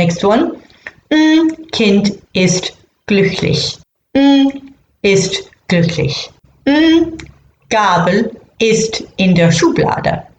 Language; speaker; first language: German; non-native, fluent; English